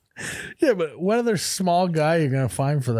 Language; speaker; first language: English; native; English